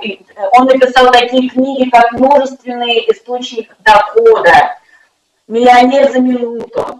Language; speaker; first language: Russian; native; Russian